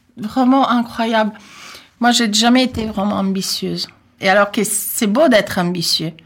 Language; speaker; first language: French; non-native, fluent; Italian